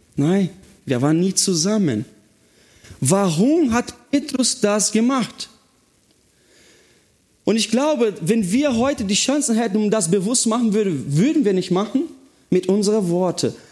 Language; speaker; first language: German; non-native, fluent; Portuguese